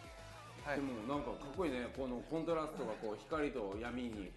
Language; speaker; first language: Japanese; native; Japanese